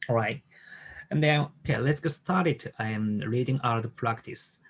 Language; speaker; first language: English; non-native, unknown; Japanese